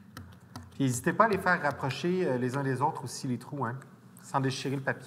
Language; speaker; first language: French; native; French